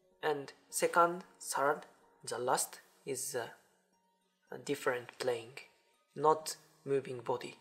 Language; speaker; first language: English; non-native, learner; Japanese